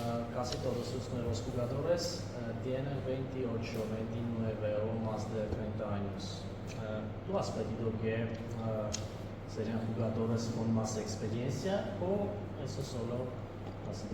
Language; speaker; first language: Spanish; non-native, fluent; Armenian